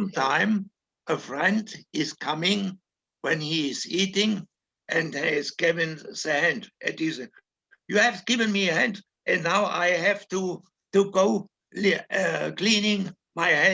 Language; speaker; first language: English; non-native, learner; German